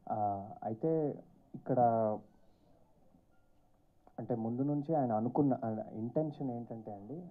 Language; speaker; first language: Telugu; native; Telugu